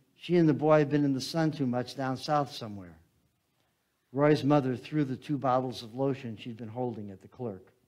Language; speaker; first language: English; native; English